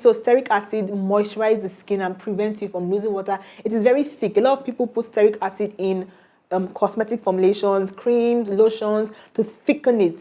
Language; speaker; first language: English; non-native, local second language; Igbo